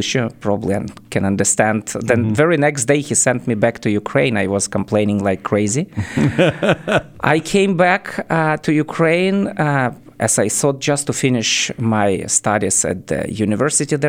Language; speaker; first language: English; non-native, fluent; Ukrainian